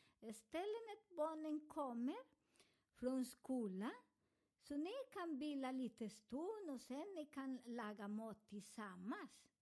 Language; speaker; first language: Swedish; non-native, learner; Spanish